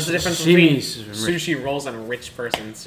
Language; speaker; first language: English; native; English